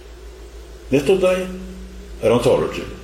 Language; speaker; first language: Norwegian; native; Norwegian